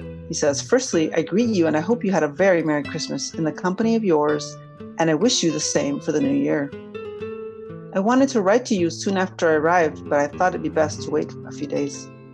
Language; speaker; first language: English; early bilingual, other home language; Spanish